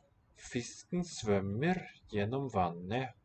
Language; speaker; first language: Norwegian; non-native, learner; English